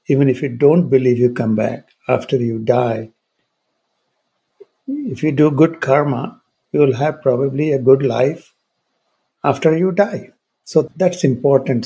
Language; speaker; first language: English; non-native, local second language; Hindi